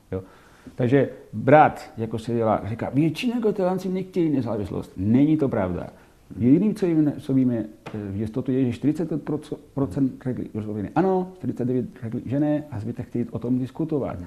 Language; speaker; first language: Czech; non-native, fluent; Catalan